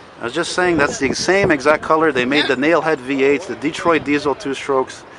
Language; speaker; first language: English; native; English